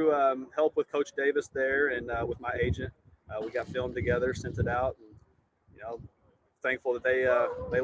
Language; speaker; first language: English; native; English